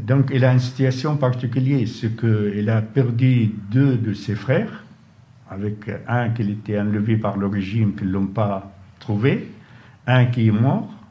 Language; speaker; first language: French; non-native, fluent; Arabic